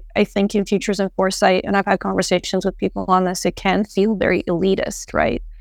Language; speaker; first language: English; native; English